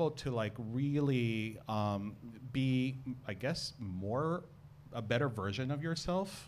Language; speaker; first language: English; non-native, local second language; Filipino